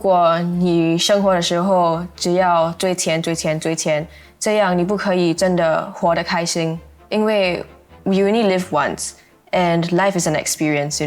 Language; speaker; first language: Chinese; non-native, local second language; English